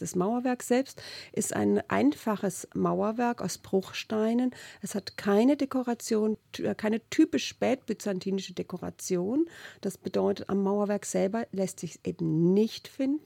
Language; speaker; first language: German; native; German